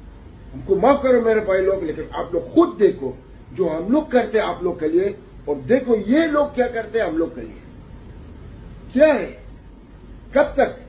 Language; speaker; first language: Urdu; non-native, learner; Arabic